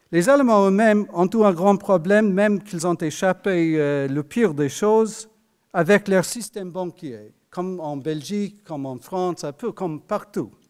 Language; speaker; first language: French; non-native, fluent; English